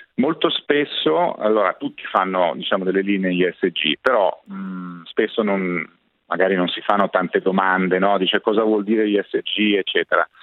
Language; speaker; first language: Italian; native; Italian